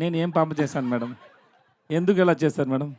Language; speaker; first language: Telugu; non-native, learner; Tamil